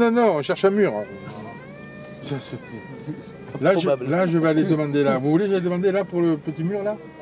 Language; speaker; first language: French; native; French